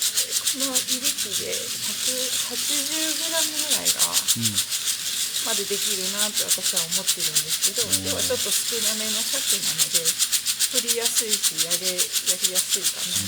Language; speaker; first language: Japanese; native; Japanese